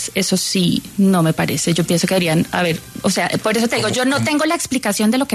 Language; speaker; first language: Spanish; native; Spanish